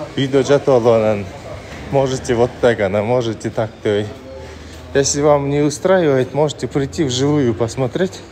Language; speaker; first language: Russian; non-native, local second language; Kyrgyz